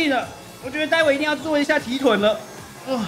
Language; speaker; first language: Chinese; native; Chinese